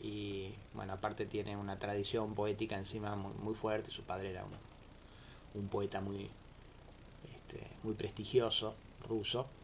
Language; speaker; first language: Spanish; native; Spanish